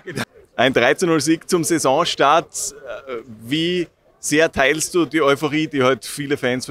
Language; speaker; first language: German; native; German